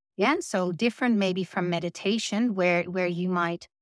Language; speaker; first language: English; non-native, fluent; Dutch